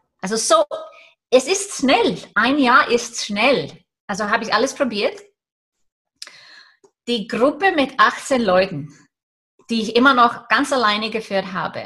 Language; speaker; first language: German; non-native, fluent; Icelandic